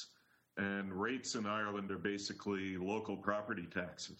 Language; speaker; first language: English; native; English